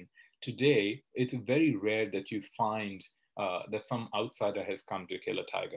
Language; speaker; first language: English; non-native, local second language; Hindi